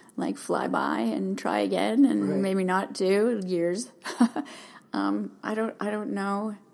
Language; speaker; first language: English; native; English